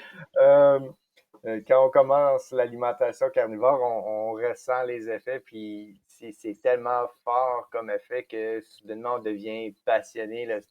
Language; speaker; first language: French; native; French